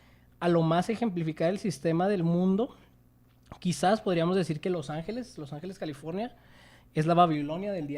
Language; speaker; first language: Spanish; native; Spanish